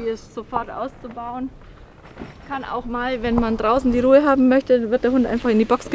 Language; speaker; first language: German; native; German